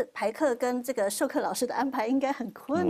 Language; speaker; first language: Chinese; native; Chinese